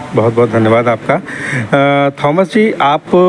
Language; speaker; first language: Hindi; native; Hindi